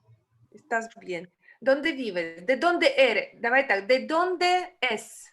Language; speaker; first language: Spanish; non-native, fluent; Russian